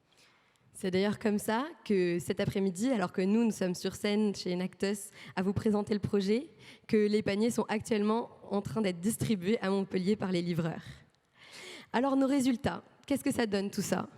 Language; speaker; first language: French; native; French